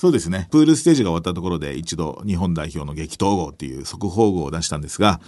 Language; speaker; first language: Japanese; native; Japanese